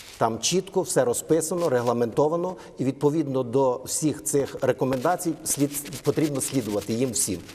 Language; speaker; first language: Ukrainian; native; Ukrainian